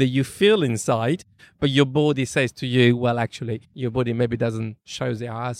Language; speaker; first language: English; non-native, fluent; Italian